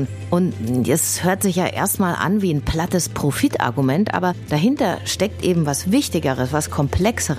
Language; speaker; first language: German; native; German